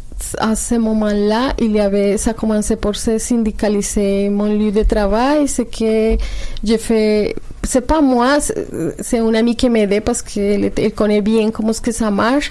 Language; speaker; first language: French; non-native, learner; Spanish